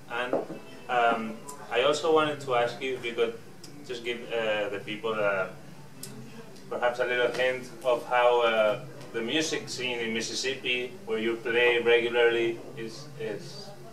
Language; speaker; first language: English; non-native, fluent; Spanish